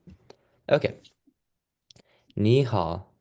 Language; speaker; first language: Chinese; early bilingual, heritage; Chinese